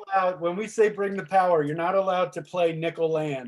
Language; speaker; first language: English; native; English